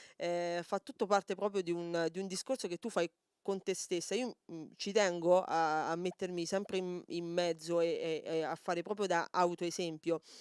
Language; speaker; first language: Italian; native; Italian